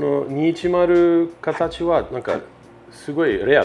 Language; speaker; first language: Japanese; non-native, fluent; English